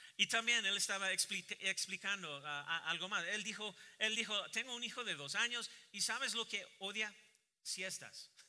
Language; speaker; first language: Spanish; non-native, fluent; English